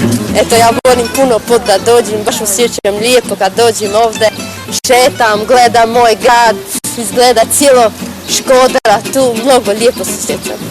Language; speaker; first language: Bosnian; non-native, learner; Albanian